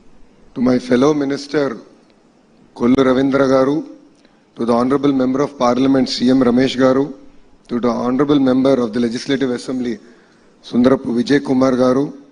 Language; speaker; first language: English; non-native, local second language; Telugu